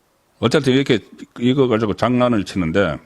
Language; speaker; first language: Korean; native; Korean